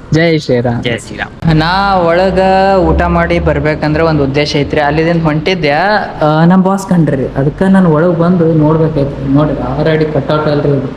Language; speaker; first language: Kannada; native; Kannada